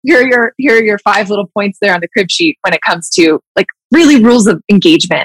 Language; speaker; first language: English; native; English